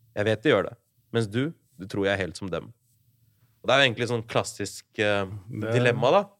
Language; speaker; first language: Norwegian; early bilingual, other home language; Urdu